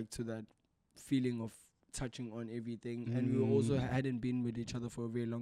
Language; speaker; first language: English; non-native, local second language; Zulu